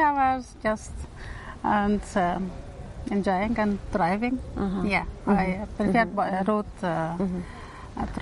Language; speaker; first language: English; non-native, learner; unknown